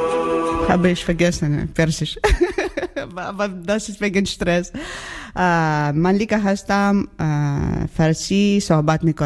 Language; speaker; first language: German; non-native, learner; Ukrainian